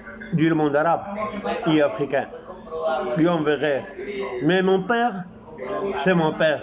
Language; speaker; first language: French; non-native, local second language; Arabic